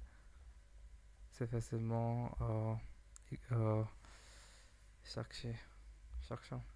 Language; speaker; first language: French; non-native, learner; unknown